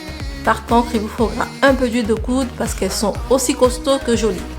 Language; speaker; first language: French; native; French